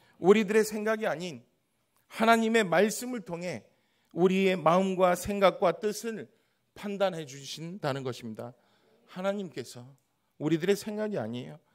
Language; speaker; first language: Korean; native; Korean